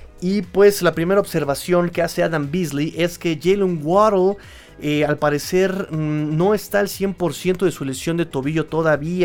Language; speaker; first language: Spanish; native; Spanish